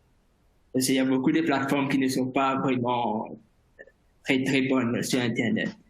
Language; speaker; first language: French; non-native, fluent; Morisyen